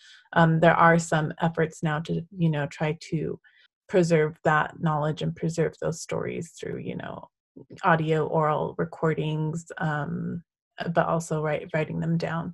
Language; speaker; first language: English; native; English